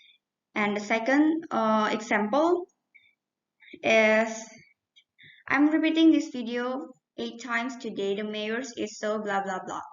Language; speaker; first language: English; non-native, learner; Indonesian